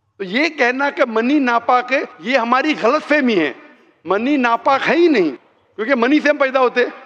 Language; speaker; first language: Urdu; non-native, local second language; Konkani